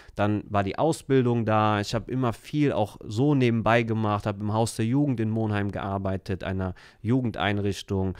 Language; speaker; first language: German; early bilingual, other home language; Turkish